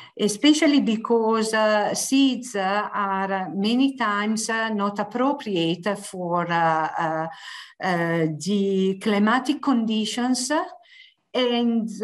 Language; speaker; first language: English; non-native, fluent; Italian